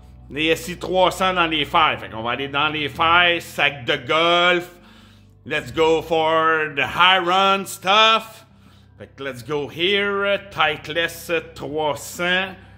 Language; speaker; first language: French; native; French